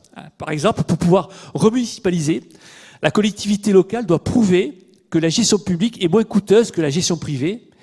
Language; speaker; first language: French; native; French